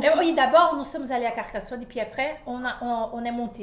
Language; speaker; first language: French; non-native, fluent; Portuguese